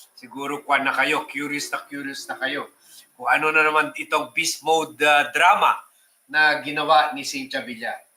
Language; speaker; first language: Filipino; native; Filipino